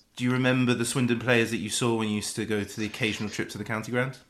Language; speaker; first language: English; native; English